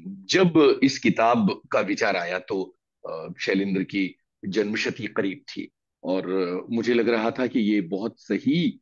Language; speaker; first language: Hindi; native; Hindi